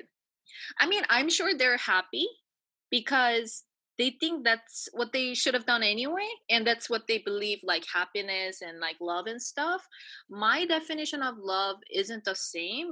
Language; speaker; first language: English; native; English